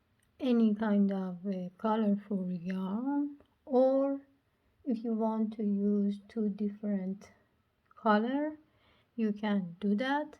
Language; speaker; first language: English; non-native, learner; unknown